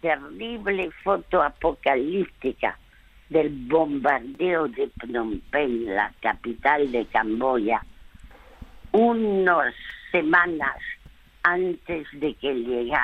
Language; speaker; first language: Spanish; non-native, fluent; French